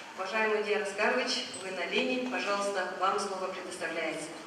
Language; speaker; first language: Russian; non-native, local second language; Kazakh